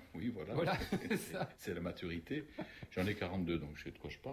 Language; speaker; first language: French; native; French